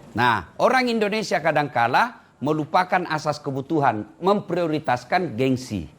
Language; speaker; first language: Indonesian; non-native, local second language; Buginese